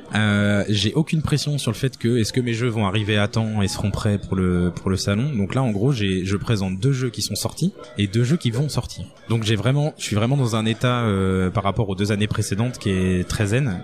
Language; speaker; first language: French; native; French